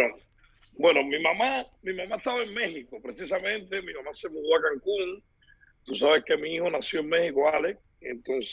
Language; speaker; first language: Spanish; native; Spanish